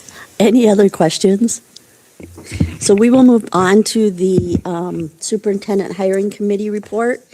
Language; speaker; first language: English; native; English